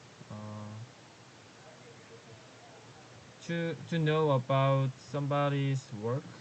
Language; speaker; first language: English; non-native, learner; Korean